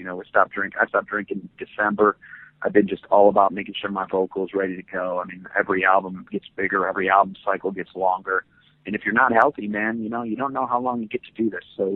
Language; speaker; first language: English; native; English